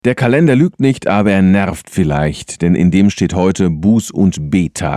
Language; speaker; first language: German; native; German